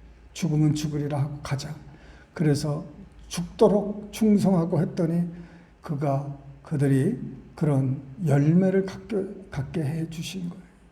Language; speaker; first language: Korean; native; Korean